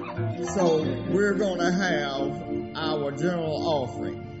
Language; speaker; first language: English; native; English